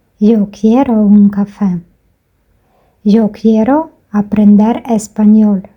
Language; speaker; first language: Spanish; non-native, fluent; Ukrainian